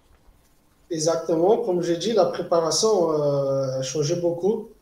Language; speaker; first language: French; non-native, fluent; Portuguese